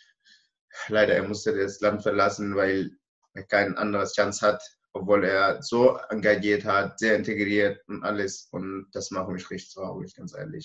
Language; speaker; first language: German; non-native, learner; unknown